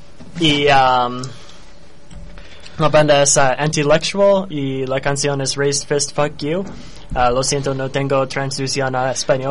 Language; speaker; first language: Spanish; non-native, learner; English